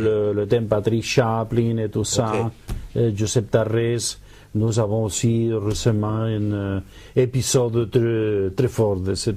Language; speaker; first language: French; non-native, learner; Catalan